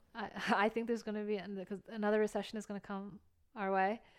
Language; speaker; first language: English; early bilingual, other home language; Bangla